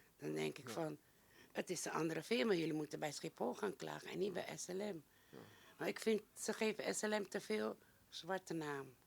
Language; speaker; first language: Dutch; native; Dutch